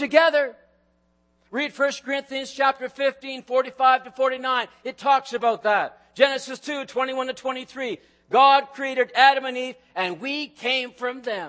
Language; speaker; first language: English; native; English